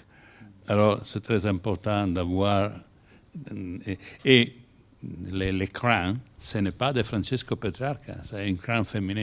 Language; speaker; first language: French; non-native, learner; Italian